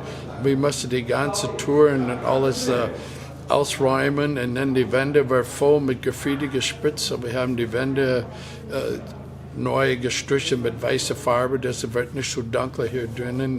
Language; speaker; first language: German; non-native, fluent; English